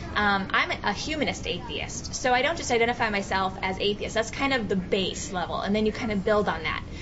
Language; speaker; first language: English; native; English